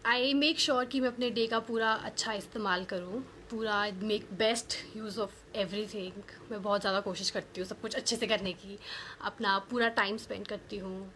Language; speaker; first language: Hindi; native; Hindi